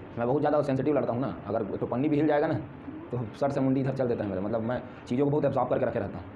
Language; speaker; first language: Hindi; native; Hindi